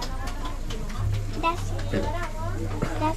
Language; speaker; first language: Spanish; native; Spanish